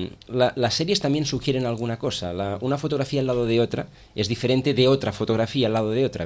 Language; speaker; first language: Spanish; non-native, local second language; Catalan